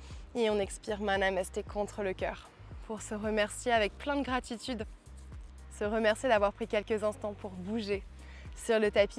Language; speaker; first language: French; native; French